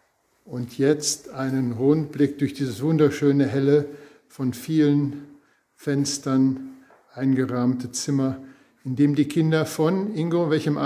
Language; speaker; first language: German; native; German